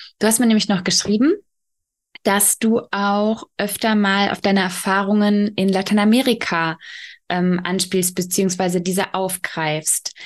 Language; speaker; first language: German; early bilingual, other home language; Polish